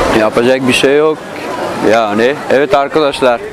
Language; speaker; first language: Turkish; non-native, learner; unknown